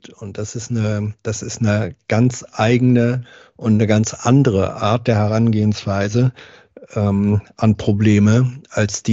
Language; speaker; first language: German; native; German